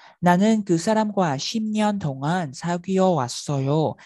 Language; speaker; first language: Korean; non-native, fluent; Vietnamese